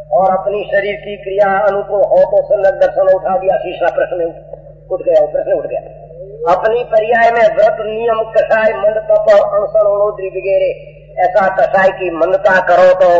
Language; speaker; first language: Hindi; non-native, local second language; Gujarati